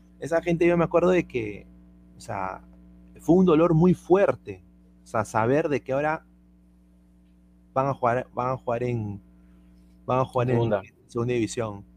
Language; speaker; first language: Spanish; native; Spanish